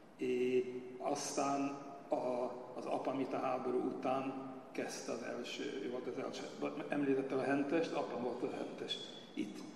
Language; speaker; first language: Hungarian; early bilingual, heritage; Hungarian